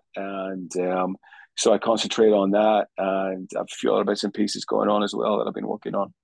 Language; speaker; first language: English; native; English